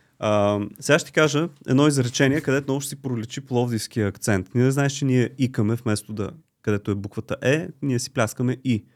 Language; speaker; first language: Bulgarian; native; Bulgarian